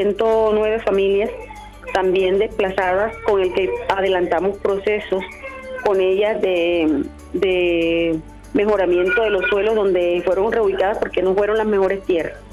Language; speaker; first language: Spanish; native; Spanish